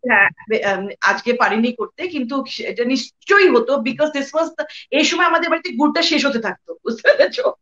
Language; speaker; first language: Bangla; early bilingual, heritage; Bangla